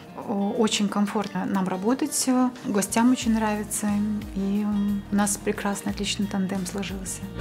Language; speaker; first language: Russian; native; Russian